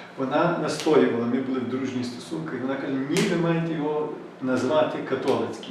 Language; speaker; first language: Ukrainian; early bilingual, heritage; Ukrainian